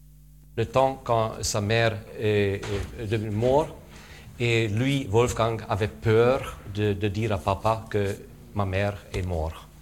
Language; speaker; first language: French; non-native, fluent; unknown